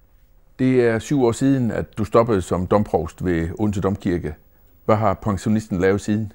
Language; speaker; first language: Danish; native; Danish